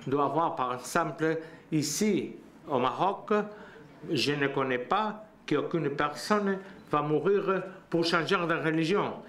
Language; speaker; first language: French; non-native, learner; Spanish